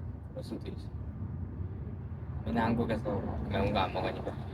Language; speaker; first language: Korean; non-native, fluent; Chinese